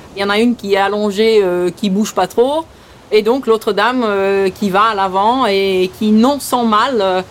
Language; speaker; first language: French; early bilingual, other home language; Dutch